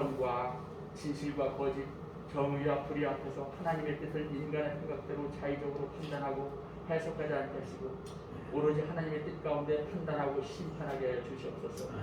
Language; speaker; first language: Korean; native; Korean